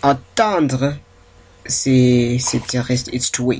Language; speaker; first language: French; non-native, fluent; English